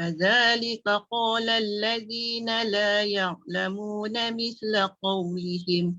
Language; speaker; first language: Arabic; non-native, learner; Malay